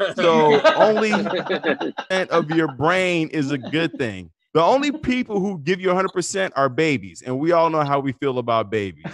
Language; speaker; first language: English; native; English